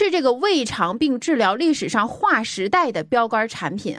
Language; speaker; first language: Chinese; native; Chinese